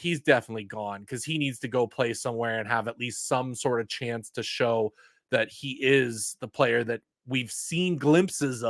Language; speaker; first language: English; native; English